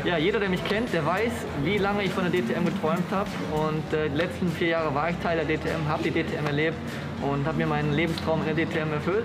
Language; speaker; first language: German; native; German